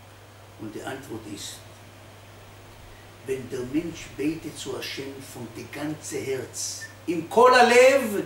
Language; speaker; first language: German; non-native, fluent; Hebrew